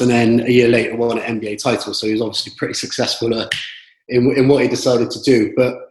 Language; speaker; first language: English; native; English